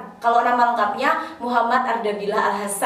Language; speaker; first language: Indonesian; native; Indonesian